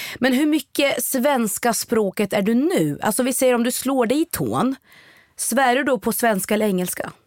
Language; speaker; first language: Swedish; native; Swedish